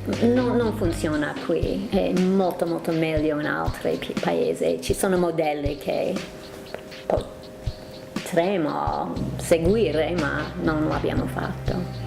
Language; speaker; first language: Italian; non-native, learner; English